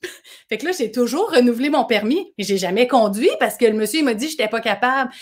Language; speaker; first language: French; native; French